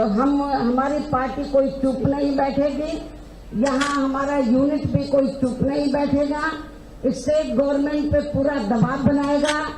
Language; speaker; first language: Hindi; native; Hindi